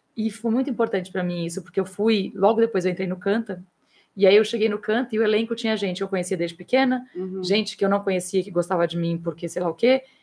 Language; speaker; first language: Portuguese; native; Portuguese